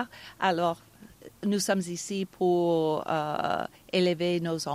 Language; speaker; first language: French; non-native, fluent; English